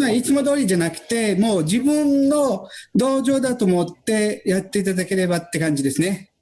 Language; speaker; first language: Japanese; non-native, fluent; Italian